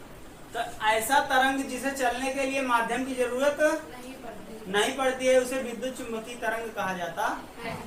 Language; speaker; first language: Hindi; native; Hindi